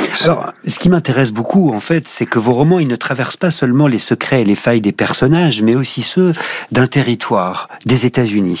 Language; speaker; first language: French; native; French